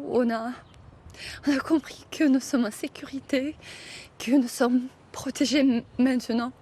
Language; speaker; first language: French; non-native, fluent; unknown